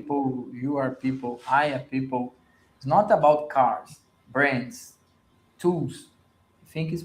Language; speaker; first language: English; non-native, learner; Portuguese